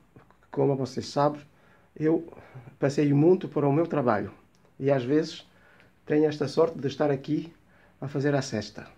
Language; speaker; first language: Portuguese; early bilingual, heritage; Portuguese